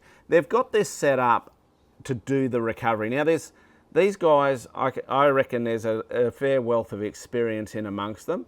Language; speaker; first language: English; native; English